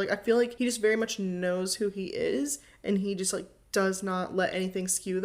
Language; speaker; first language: English; native; English